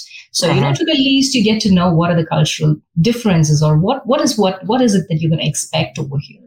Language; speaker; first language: English; non-native, local second language; Malayalam